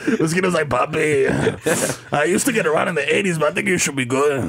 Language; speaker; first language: English; early bilingual, other home language; Spanish